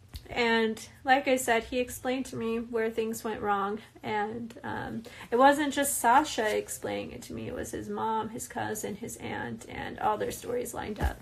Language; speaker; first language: English; native; English